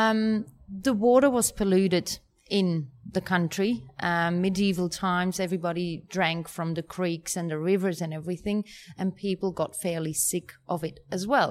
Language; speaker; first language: English; non-native, fluent; Dutch